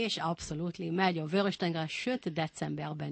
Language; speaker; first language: Hungarian; non-native, fluent; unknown